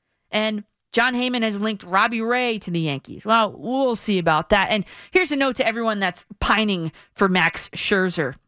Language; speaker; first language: English; native; English